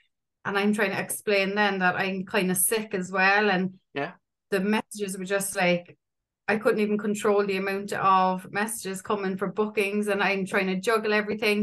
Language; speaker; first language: English; native; English